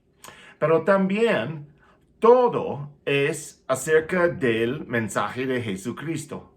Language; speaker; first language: Spanish; non-native, fluent; English